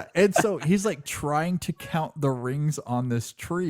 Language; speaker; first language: English; native; English